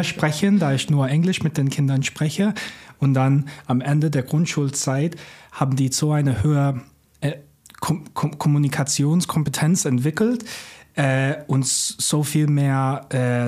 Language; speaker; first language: German; non-native, fluent; English